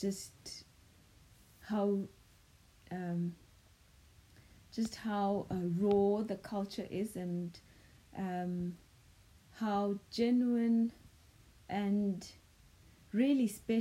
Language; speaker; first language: English; non-native, local second language; Northern Sotho